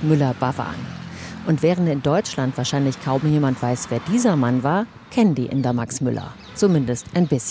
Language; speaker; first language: German; native; German